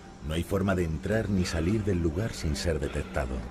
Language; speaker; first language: Spanish; native; Spanish